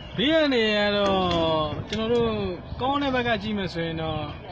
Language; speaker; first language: Burmese; native; Burmese